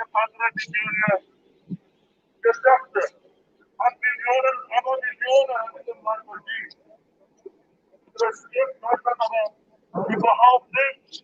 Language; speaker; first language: German; non-native, fluent; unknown